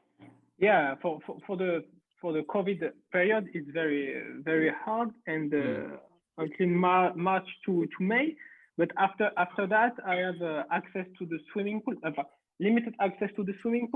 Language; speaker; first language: English; non-native, learner; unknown